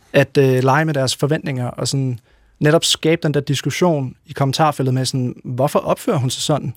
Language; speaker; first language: Danish; native; Danish